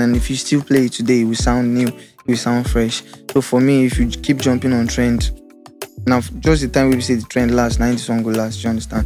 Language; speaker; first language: English; non-native, local second language; Yoruba